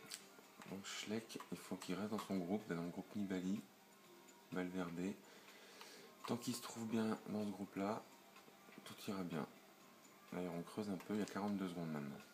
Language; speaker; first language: French; native; French